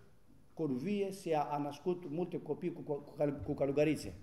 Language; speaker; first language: Romanian; non-native, learner; Greek